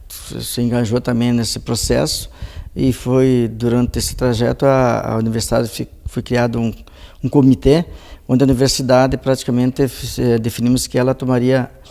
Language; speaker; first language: Portuguese; native; Portuguese